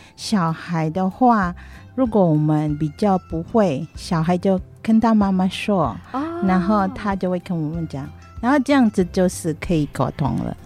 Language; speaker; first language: Chinese; non-native, fluent; Filipino